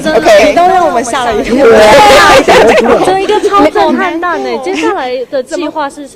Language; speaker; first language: Chinese; native; Chinese